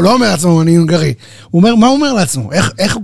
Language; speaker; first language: Hebrew; native; Hebrew